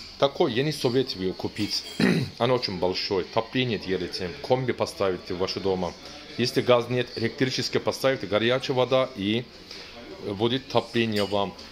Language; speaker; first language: Russian; non-native, learner; Turkish